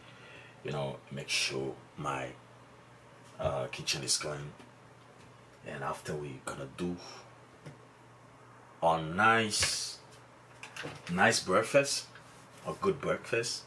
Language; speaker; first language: English; non-native, learner; Haitian Creole